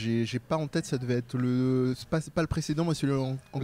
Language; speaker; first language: French; native; French